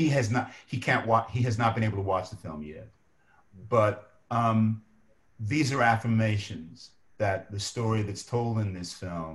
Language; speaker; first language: English; native; English